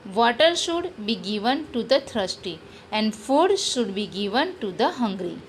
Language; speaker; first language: English; non-native, local second language; Gujarati